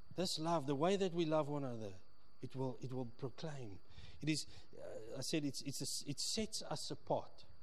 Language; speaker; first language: English; early bilingual, other home language; Afrikaans